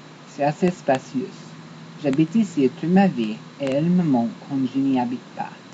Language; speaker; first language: French; non-native, learner; English